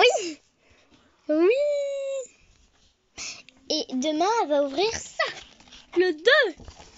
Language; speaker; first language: French; native; French